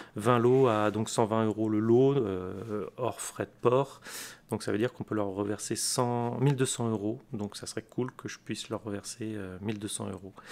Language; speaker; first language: French; native; French